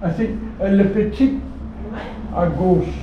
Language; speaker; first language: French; non-native, learner; Danish